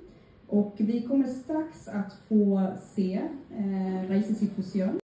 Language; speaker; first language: Swedish; native; Swedish